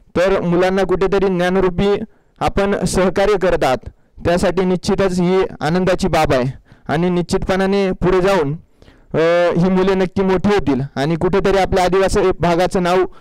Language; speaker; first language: Marathi; native; Marathi